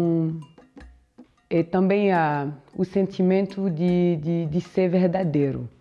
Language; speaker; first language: Portuguese; non-native, fluent; French